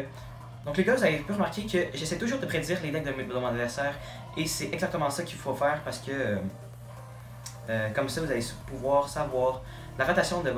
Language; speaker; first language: French; native; French